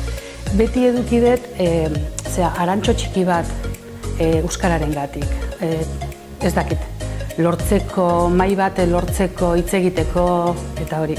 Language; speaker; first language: Basque; non-native, local second language; Spanish